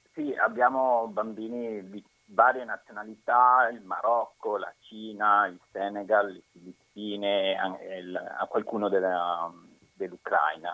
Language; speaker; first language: Italian; native; Italian